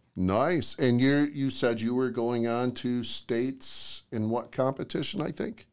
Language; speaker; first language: English; native; English